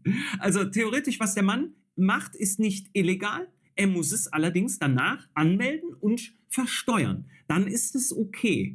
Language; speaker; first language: German; native; German